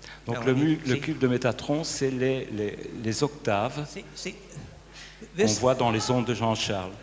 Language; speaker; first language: French; native; French